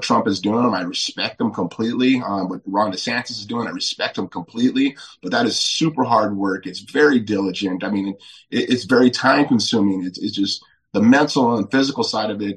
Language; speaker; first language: English; native; English